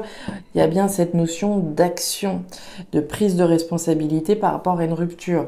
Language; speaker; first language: French; native; French